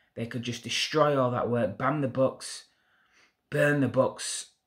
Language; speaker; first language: English; native; English